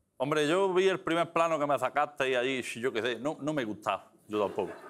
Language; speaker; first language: Spanish; native; Spanish